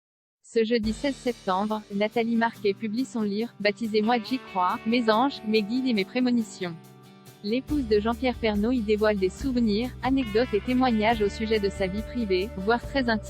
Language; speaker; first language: French; native; French